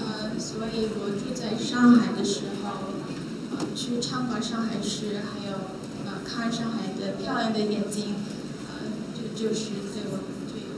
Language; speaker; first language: Chinese; non-native, learner; Korean